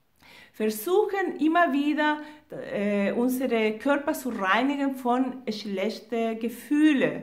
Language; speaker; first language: German; non-native, fluent; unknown